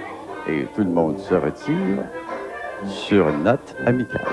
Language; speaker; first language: French; native; French